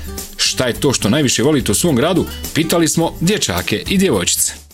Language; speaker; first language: Bosnian; native; Bosnian